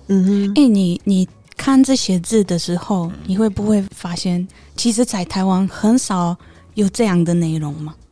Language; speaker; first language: Chinese; non-native, fluent; Polish